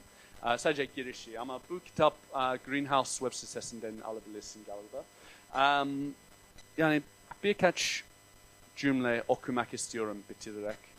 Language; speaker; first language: Turkish; non-native, fluent; English